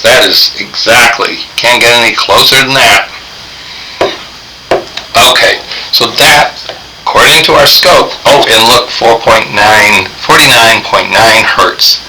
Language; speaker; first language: English; native; English